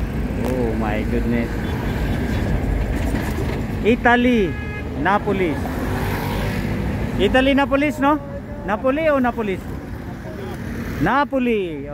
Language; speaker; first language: English; non-native, local second language; Filipino